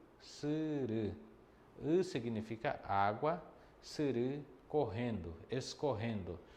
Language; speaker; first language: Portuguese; non-native, fluent; Guarani